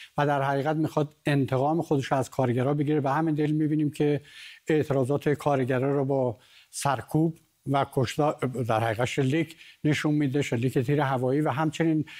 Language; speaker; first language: Persian; native; Persian